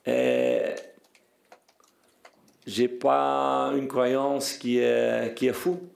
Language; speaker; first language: French; non-native, fluent; Dutch